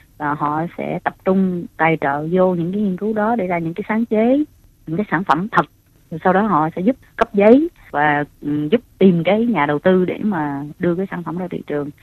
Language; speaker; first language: Vietnamese; native; Vietnamese